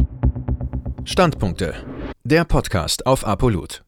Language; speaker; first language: German; native; German